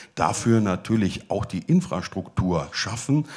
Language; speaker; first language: German; native; German